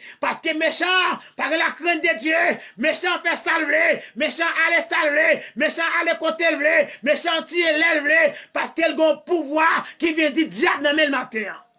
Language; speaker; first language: French; non-native, learner; Haitian Creole